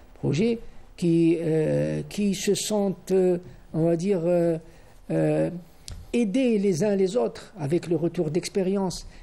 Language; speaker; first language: French; non-native, local second language; Arabic